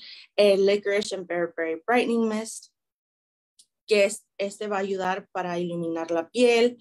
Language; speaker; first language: Spanish; early bilingual, heritage; Spanish